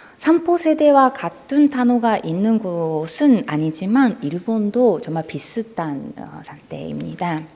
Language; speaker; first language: Korean; non-native, fluent; Japanese